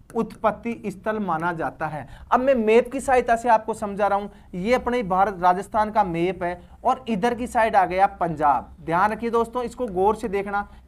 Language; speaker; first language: Hindi; native; Hindi